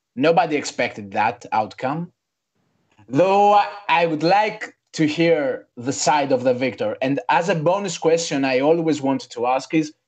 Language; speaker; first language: English; non-native, fluent; Greek